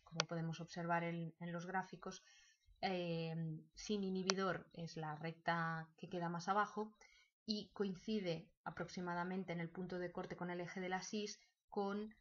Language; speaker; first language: Spanish; native; Spanish